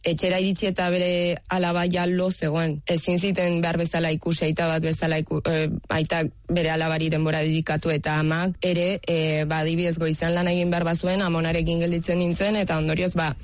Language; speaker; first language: Basque; early bilingual, other home language; Bulgarian